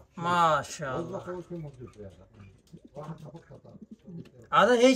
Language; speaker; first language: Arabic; non-native, learner; Bangla